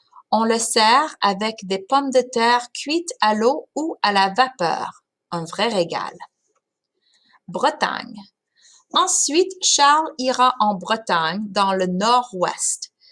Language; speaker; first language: French; non-native, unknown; English